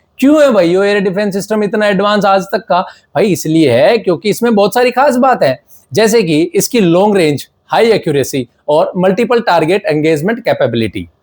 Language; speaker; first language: Hindi; native; Hindi